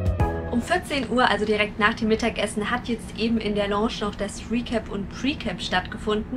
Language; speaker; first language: German; native; German